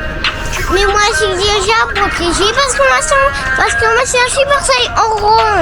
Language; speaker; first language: French; early bilingual, heritage; French